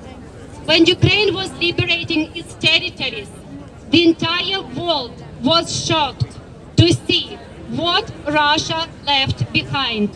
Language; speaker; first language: English; non-native, fluent; Ukrainian